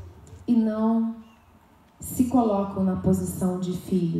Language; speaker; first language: Portuguese; native; Portuguese